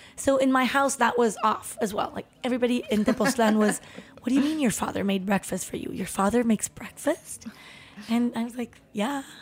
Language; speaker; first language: English; early bilingual, other home language; Spanish